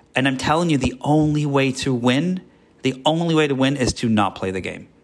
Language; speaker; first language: English; native; English